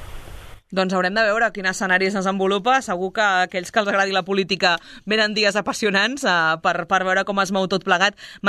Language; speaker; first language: Catalan; native; Catalan